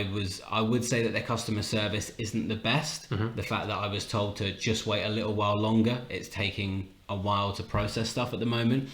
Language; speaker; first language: English; native; English